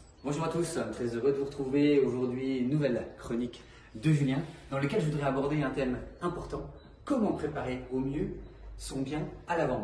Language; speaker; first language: French; native; French